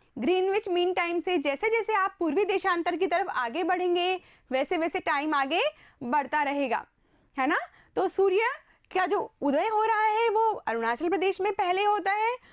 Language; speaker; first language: Hindi; native; Hindi